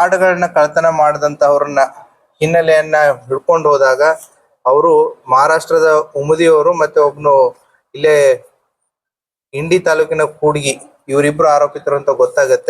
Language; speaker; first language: Kannada; native; Kannada